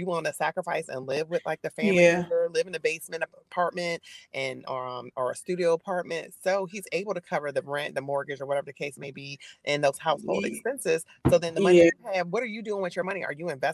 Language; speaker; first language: English; native; English